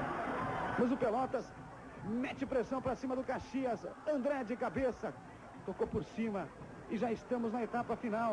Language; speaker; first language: Portuguese; native; Portuguese